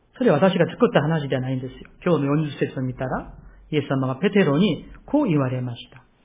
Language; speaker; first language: Japanese; non-native, fluent; Korean